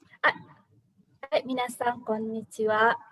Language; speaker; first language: Japanese; non-native, fluent; Indonesian